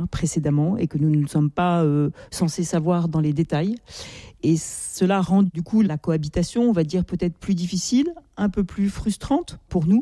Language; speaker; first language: French; native; French